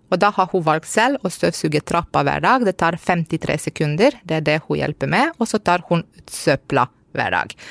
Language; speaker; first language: Norwegian; non-native, fluent; Romanian